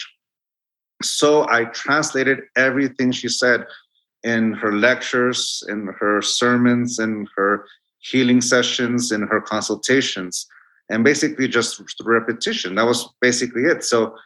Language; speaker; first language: English; non-native, fluent; Spanish